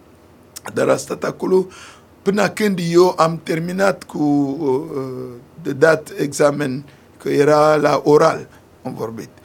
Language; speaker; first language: Romanian; non-native, fluent; Sango